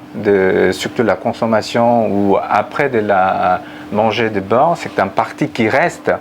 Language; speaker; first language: French; non-native, learner; Korean